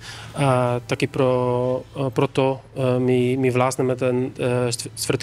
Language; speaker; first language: Czech; non-native, learner; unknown